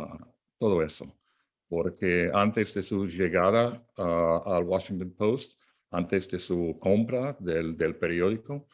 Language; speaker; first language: Spanish; non-native, fluent; English